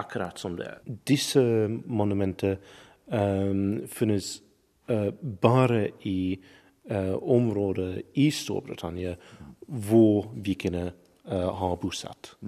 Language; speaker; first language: Norwegian; non-native, learner; English